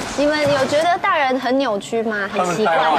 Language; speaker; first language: Chinese; native; Chinese